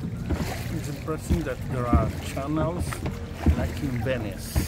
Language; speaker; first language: English; non-native, learner; Italian